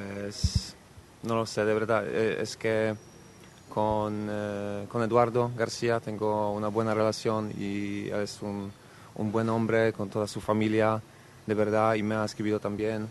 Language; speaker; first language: Spanish; non-native, fluent; Polish